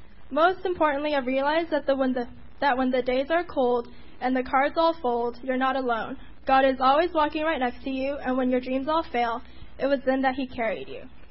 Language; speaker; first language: English; early bilingual, other home language; Chinese